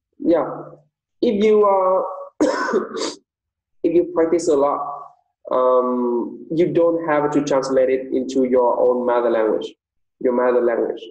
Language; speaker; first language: English; non-native, fluent; Vietnamese